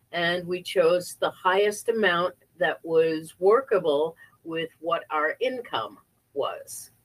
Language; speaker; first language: English; native; English